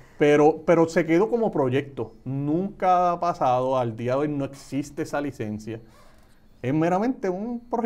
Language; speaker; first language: Spanish; native; Spanish